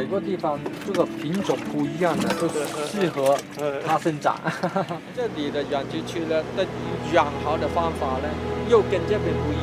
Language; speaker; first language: Chinese; non-native, local second language; Cantonese